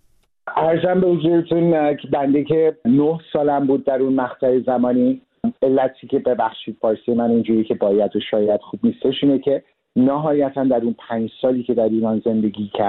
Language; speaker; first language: Persian; early bilingual, heritage; Persian